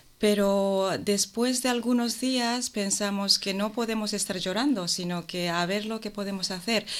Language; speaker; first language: Spanish; non-native, fluent; Japanese